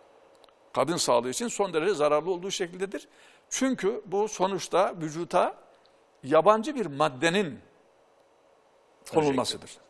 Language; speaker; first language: Turkish; native; Turkish